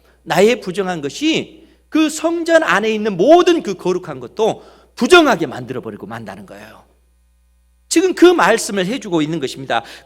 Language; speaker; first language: Korean; native; Korean